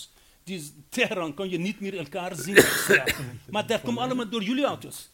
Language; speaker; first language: Dutch; non-native, fluent; Persian